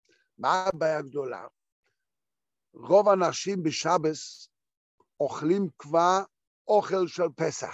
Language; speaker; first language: Hebrew; non-native, fluent; Yiddish